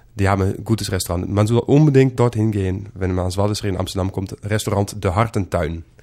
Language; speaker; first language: German; non-native, fluent; Dutch